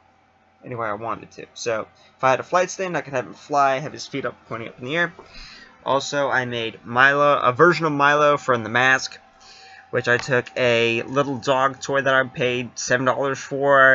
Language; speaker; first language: English; native; English